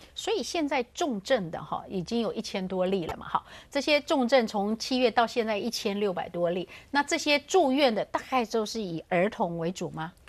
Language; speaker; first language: Chinese; native; Chinese